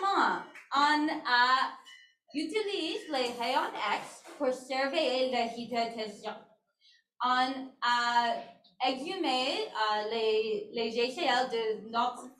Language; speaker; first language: French; non-native, learner; English